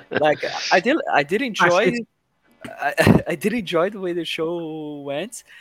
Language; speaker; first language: English; non-native, fluent; Portuguese